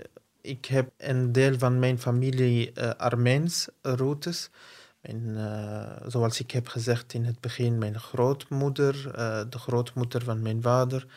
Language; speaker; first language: Dutch; non-native, fluent; Arabic